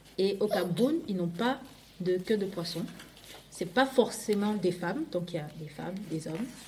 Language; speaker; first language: French; non-native, local second language; Duala